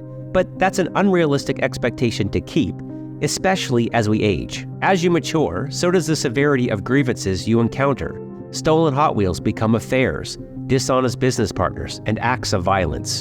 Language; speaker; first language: English; native; English